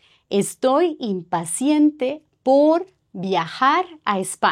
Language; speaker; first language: Spanish; non-native, fluent; French